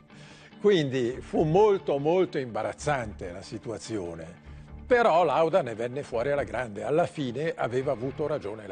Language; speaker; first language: Italian; native; Italian